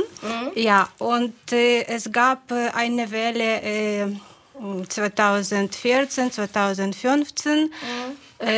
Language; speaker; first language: German; non-native, fluent; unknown